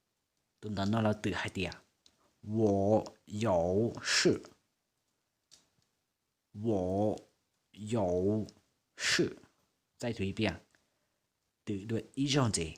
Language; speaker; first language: Chinese; non-native, fluent; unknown